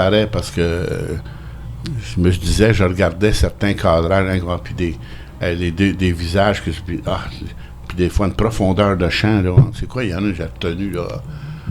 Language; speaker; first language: French; native; French